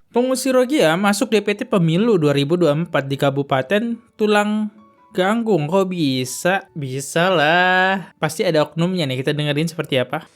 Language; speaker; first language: Indonesian; native; Indonesian